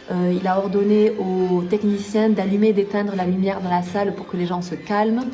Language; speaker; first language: French; native; French